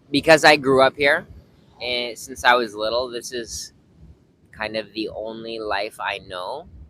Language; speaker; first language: English; early bilingual, heritage; English